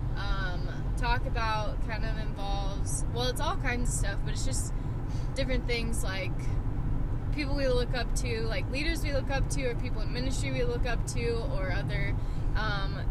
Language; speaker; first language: English; native; English